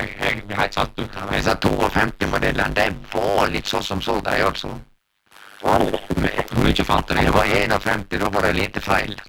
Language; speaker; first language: Norwegian; native; Norwegian